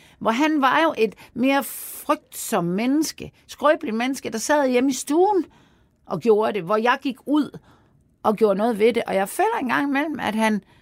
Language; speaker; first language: Danish; native; Danish